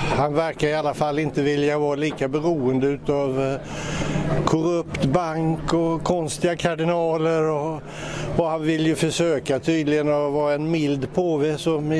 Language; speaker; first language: Swedish; native; Swedish